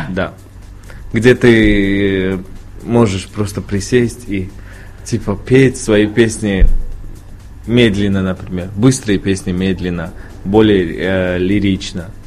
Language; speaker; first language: Russian; non-native, local second language; Tajik